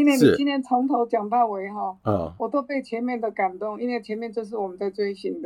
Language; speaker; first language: Chinese; native; Chinese